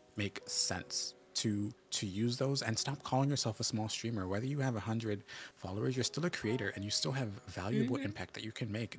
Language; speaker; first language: English; native; English